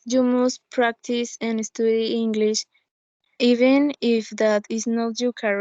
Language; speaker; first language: English; non-native, learner; Spanish